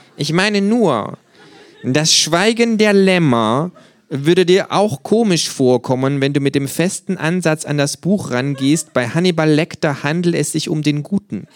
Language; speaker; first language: German; native; German